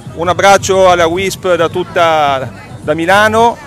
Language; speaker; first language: Italian; native; Italian